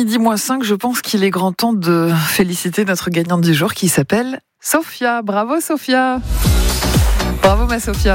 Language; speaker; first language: French; native; French